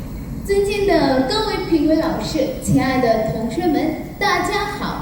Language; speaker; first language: Chinese; non-native, learner; Hindi